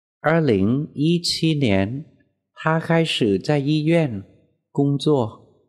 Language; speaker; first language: Chinese; non-native, fluent; Vietnamese